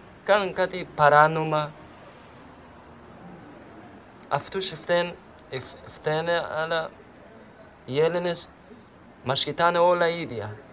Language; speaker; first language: Greek; non-native, learner; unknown